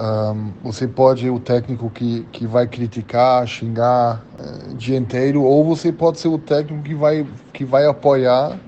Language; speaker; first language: Portuguese; early bilingual, heritage; German